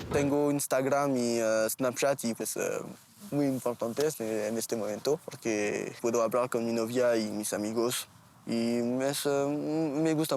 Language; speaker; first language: Spanish; non-native, learner; French